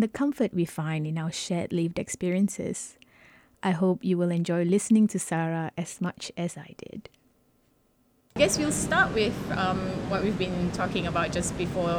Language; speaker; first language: English; non-native, local second language; Malay